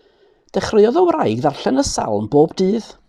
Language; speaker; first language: Welsh; native; Welsh